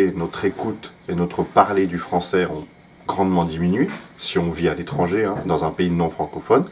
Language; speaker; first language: French; native; French